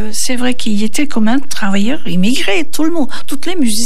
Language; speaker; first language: French; non-native, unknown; Turkish